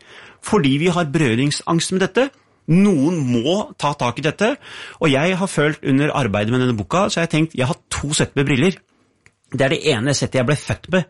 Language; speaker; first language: Norwegian; early bilingual, other home language; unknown